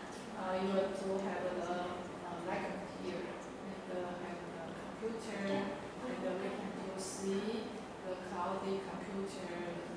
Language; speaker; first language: English; non-native, learner; Chinese